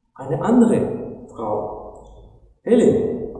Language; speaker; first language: German; non-native, fluent; Turkish